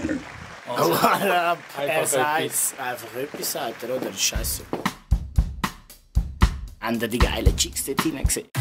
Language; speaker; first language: German; native; German